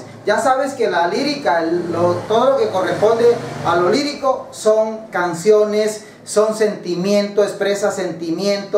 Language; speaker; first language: Spanish; native; Spanish